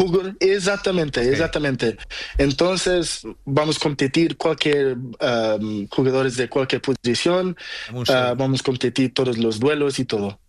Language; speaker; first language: Spanish; non-native, learner; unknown